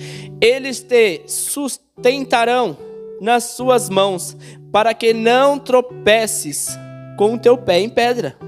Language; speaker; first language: Portuguese; native; Portuguese